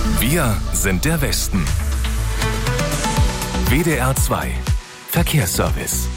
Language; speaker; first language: German; native; German